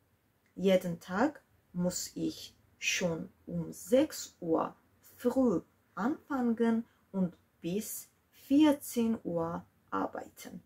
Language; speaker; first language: German; non-native, fluent; Georgian